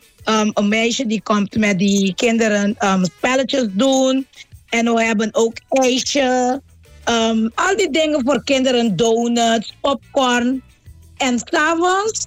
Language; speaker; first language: Dutch; non-native, learner; Papiamento